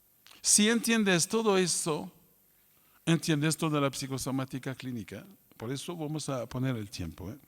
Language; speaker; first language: Spanish; non-native, fluent; French